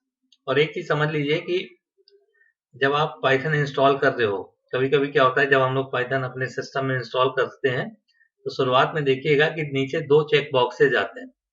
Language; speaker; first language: Hindi; native; Hindi